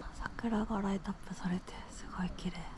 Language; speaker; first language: Japanese; native; Japanese